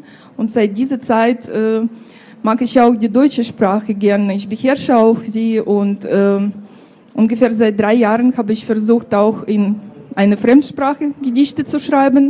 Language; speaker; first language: German; non-native, fluent; Russian